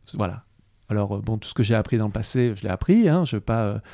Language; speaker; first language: French; native; French